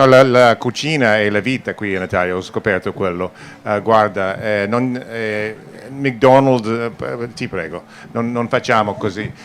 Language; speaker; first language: Italian; non-native, learner; English